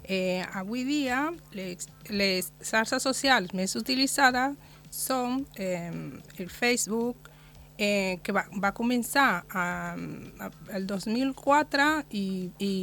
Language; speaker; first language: Catalan; non-native, learner; Spanish